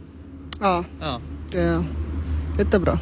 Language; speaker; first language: Swedish; non-native, learner; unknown